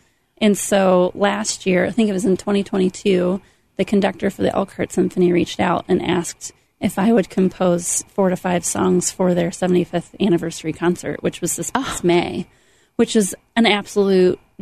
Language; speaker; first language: English; native; English